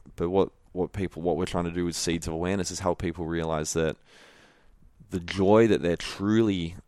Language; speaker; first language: English; native; English